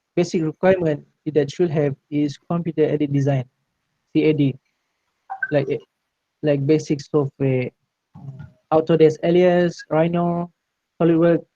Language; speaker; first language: English; non-native, local second language; Malay